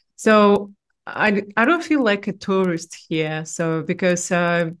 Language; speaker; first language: English; non-native, fluent; Russian